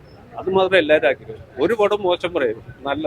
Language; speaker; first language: Malayalam; native; Malayalam